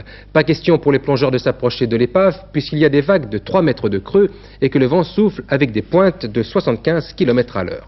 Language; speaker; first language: French; native; French